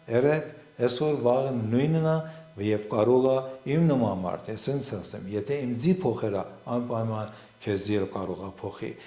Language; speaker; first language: Armenian; non-native, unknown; Assyrian Neo-Aramaic